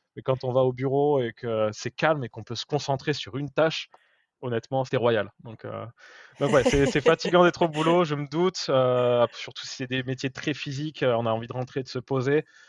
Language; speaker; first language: French; native; French